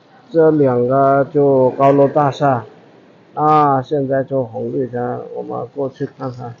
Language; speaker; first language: Chinese; non-native, fluent; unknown